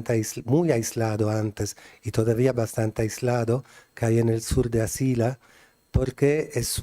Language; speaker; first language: Spanish; non-native, fluent; Italian